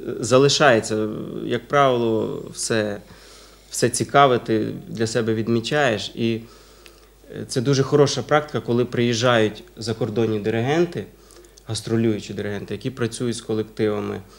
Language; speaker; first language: Ukrainian; native; Ukrainian